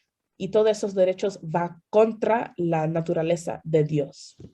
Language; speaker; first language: Spanish; early bilingual, heritage; Spanish